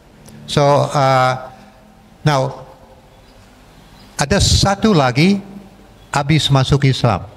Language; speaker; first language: Indonesian; non-native, fluent; English